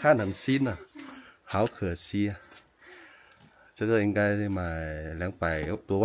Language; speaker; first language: Chinese; non-native, learner; Vietnamese